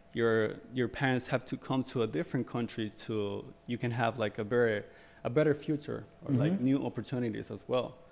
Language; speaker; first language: English; early bilingual, other home language; Spanish